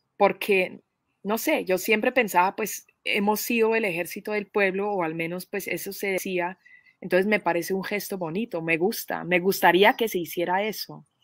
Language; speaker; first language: Spanish; non-native, fluent; Dutch